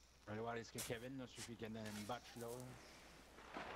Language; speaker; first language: French; native; French